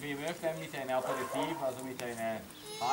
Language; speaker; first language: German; non-native, learner; Hungarian